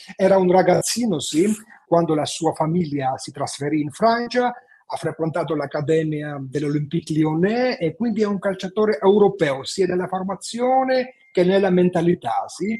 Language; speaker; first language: Italian; non-native, fluent; Georgian